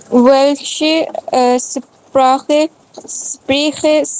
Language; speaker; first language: German; non-native, learner; Urdu